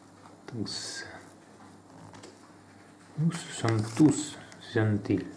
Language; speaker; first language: French; non-native, learner; Italian